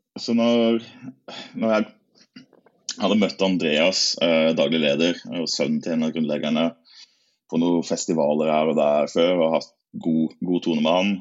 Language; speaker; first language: Norwegian; native; Norwegian